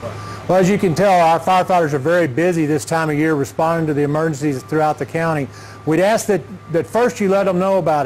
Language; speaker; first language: English; native; English